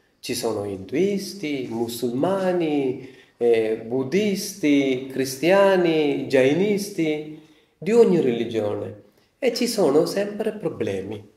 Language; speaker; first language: Italian; non-native, fluent; Malayalam